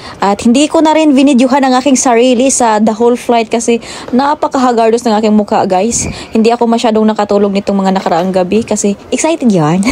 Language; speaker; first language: Filipino; non-native, local second language; Cebuano